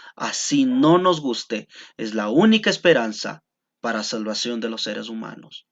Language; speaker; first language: Spanish; native; Spanish